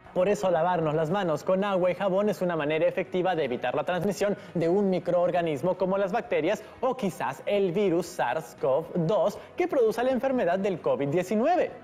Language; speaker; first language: Spanish; native; Spanish